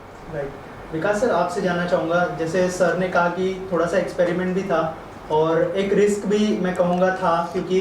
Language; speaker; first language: Hindi; native; Hindi